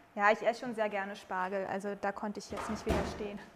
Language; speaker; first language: German; native; German